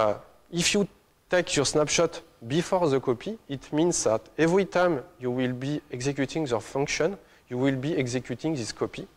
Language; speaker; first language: English; non-native, fluent; French